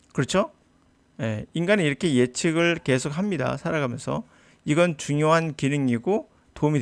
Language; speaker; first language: Korean; native; Korean